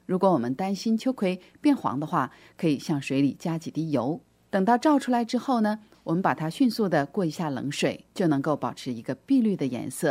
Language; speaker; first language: Chinese; native; Chinese